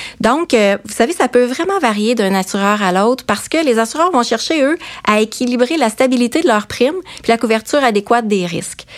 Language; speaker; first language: French; native; French